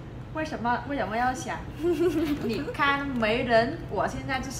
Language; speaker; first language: Chinese; non-native, learner; Vietnamese